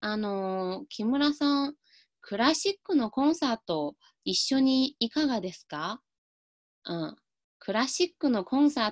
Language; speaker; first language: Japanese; non-native, fluent; Chinese